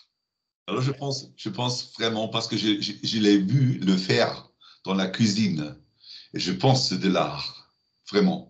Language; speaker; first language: French; non-native, learner; German